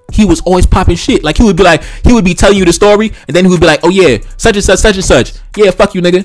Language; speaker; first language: English; early bilingual, other home language; Haitian Creole